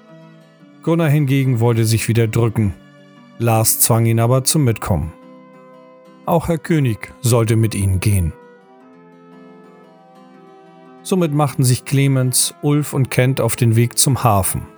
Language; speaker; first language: German; native; German